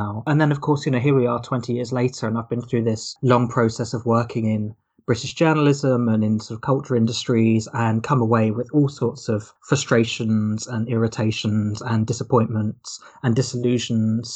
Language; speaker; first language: English; native; English